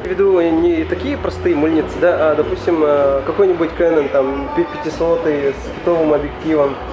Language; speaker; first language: Russian; native; Russian